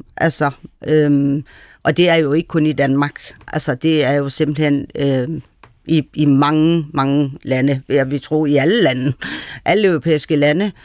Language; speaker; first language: Danish; early bilingual, other home language; Persian